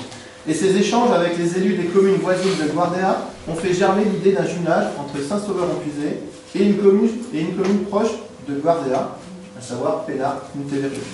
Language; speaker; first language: French; native; French